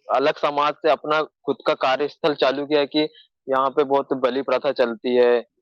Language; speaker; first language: Hindi; native; Hindi